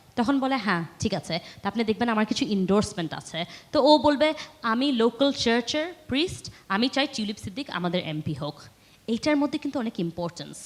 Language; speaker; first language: Bangla; early bilingual, heritage; Bangla